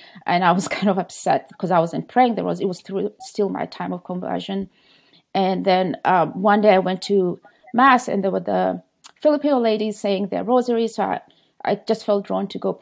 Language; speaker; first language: English; non-native, local second language; Ganda